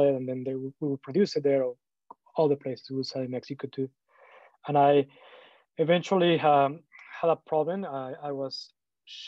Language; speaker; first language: English; non-native, fluent; Spanish